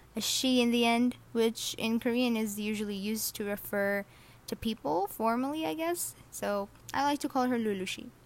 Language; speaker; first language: English; non-native, fluent; Arabic